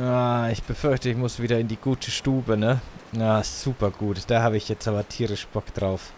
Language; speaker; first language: German; native; German